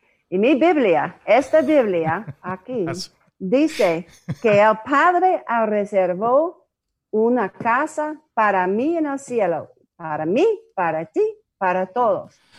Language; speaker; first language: Spanish; non-native, learner; English